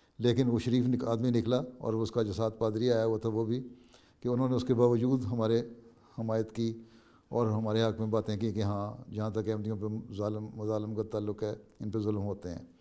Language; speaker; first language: Urdu; native; Urdu